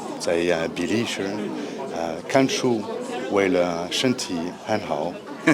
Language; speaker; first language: Chinese; non-native, learner; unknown